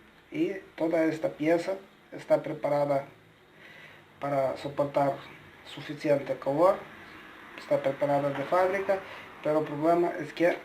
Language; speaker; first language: Spanish; non-native, learner; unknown